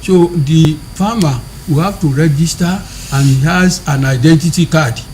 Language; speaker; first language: English; non-native, local second language; Yoruba